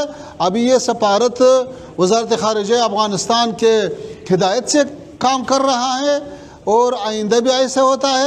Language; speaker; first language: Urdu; non-native, fluent; Pashto